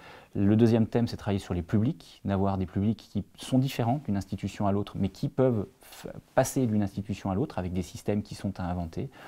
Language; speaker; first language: French; native; French